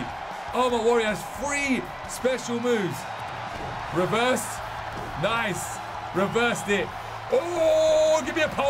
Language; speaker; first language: English; native; English